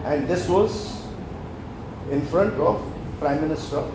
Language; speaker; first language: English; non-native, local second language; Urdu